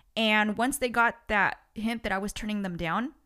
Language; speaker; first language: English; early bilingual, other home language; Spanish